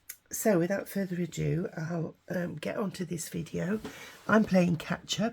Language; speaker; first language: English; native; English